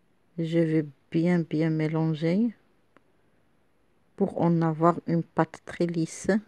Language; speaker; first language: French; non-native, local second language; Arabic